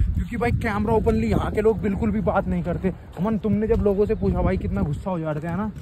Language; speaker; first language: Hindi; native; Hindi